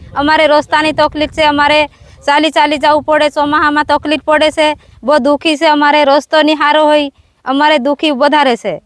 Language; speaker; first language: Gujarati; non-native, local second language; Rathawi